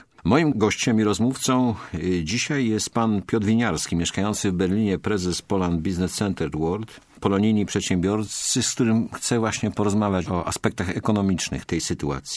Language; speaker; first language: Polish; native; Polish